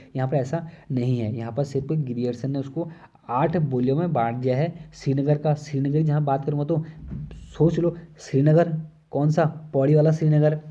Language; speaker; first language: Hindi; native; Hindi